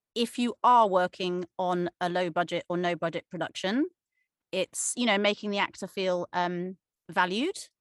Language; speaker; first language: English; native; English